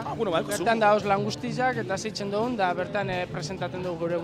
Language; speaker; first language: Basque; native; Basque